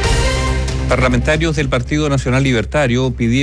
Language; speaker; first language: Spanish; native; Spanish